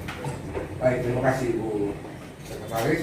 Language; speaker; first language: Indonesian; native; Indonesian